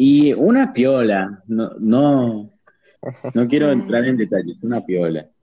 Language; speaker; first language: Spanish; native; Spanish